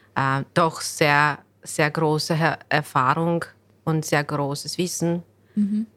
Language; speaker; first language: German; non-native, fluent; Bosnian